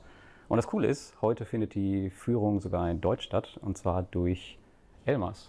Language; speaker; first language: German; native; German